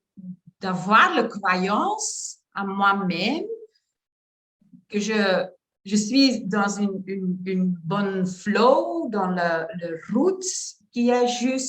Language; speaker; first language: French; non-native, learner; Dutch